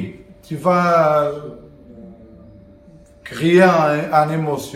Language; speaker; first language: French; non-native, learner; Portuguese